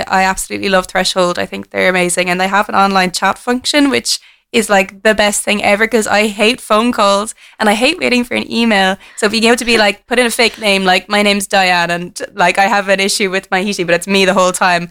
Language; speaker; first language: English; native; English